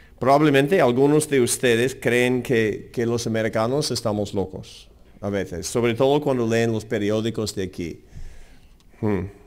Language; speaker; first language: Spanish; non-native, fluent; English